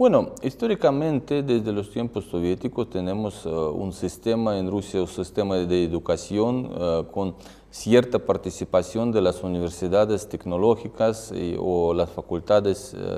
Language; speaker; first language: Spanish; non-native, fluent; Russian